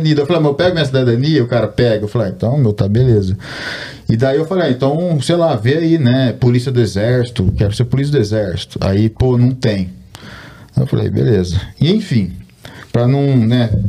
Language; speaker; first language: Portuguese; native; Portuguese